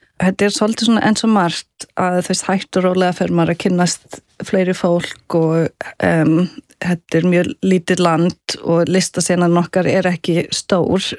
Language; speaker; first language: Icelandic; early bilingual, heritage; Icelandic